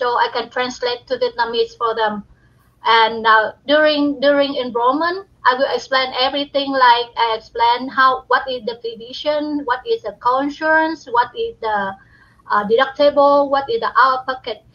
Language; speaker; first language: English; non-native, learner; Vietnamese